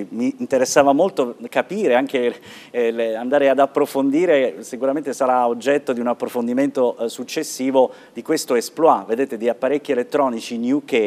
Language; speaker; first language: Italian; native; Italian